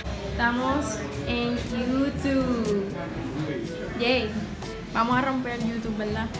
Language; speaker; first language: Spanish; early bilingual, heritage; Spanish